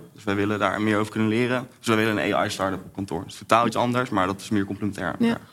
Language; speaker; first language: Dutch; native; Dutch